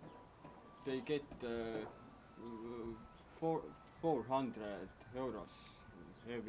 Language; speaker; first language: English; non-native, learner; Estonian